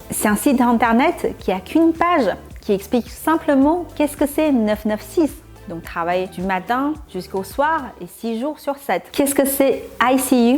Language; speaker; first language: French; non-native, fluent; Chinese